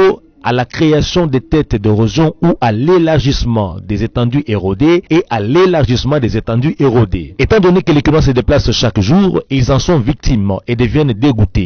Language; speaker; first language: French; native; French